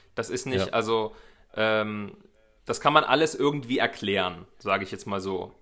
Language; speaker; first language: German; native; German